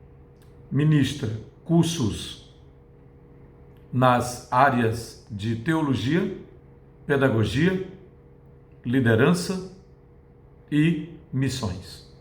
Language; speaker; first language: Portuguese; native; Portuguese